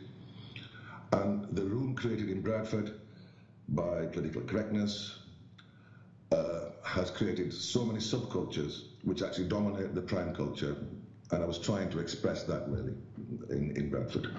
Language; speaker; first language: English; native; English